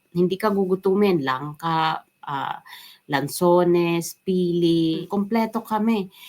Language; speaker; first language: Filipino; non-native, local second language; Waray